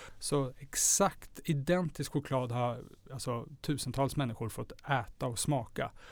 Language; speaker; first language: Swedish; native; Swedish